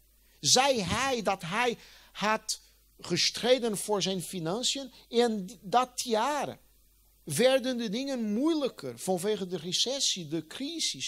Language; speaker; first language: Dutch; non-native, fluent; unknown